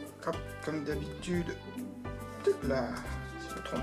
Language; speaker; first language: French; native; French